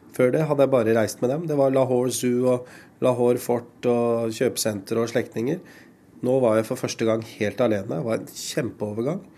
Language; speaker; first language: Norwegian; early bilingual, other home language; Urdu